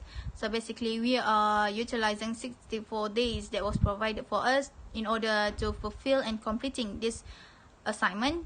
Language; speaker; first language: English; non-native, local second language; Malay